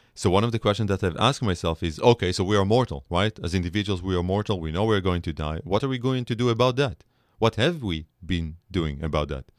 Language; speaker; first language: English; non-native, fluent; Hebrew